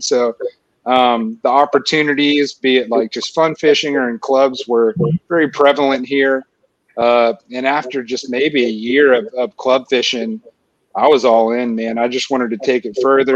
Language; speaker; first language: English; native; English